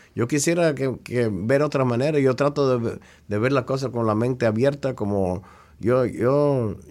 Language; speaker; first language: Spanish; early bilingual, heritage; Spanish